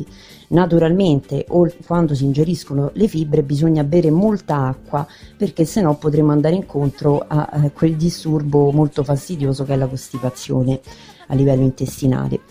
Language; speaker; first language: Italian; native; Italian